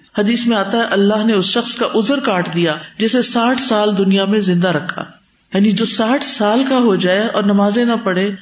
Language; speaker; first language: Urdu; native; Urdu